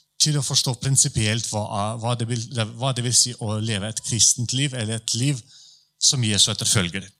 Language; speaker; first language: Norwegian; non-native, fluent; Polish